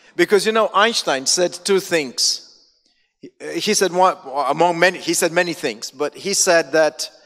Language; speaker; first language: English; non-native, fluent; Romanian